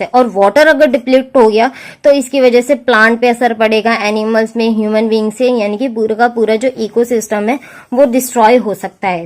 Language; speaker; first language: Hindi; native; Hindi